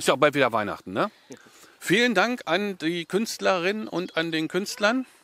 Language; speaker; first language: German; native; German